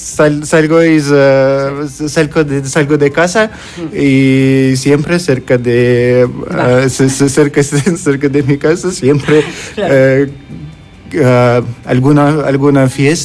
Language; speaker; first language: Spanish; non-native, learner; Russian